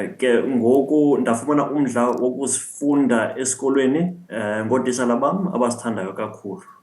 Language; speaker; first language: Xhosa; non-native, local second language; English